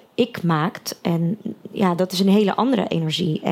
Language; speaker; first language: Dutch; early bilingual, other home language; Russian